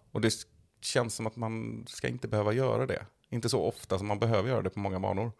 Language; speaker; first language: Swedish; native; Swedish